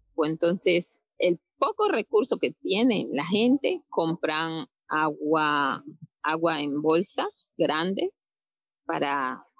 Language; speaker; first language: Spanish; native; Spanish